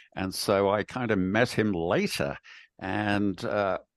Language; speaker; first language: English; native; English